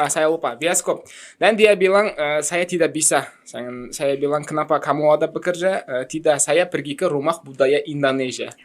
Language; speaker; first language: Indonesian; non-native, learner; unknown